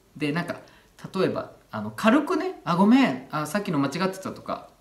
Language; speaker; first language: Japanese; native; Japanese